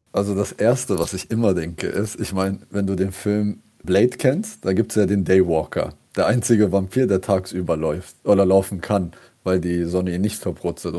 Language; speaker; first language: German; early bilingual, other home language; Kurdish